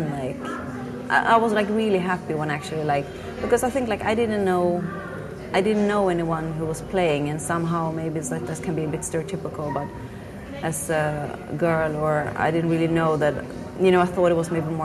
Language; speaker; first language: English; non-native, fluent; Swedish